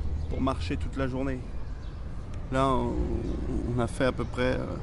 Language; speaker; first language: French; native; French